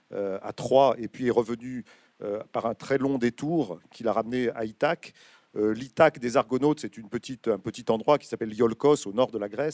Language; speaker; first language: French; native; French